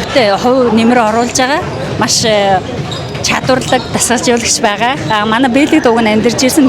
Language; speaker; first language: Mongolian; native; Mongolian